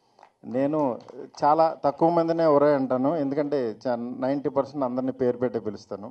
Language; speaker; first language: Telugu; native; Telugu